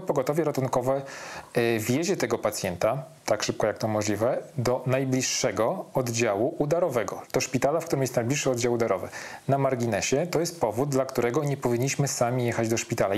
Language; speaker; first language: Polish; native; Polish